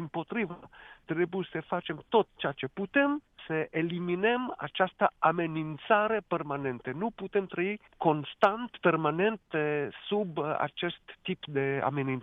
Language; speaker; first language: Romanian; non-native, fluent; Hebrew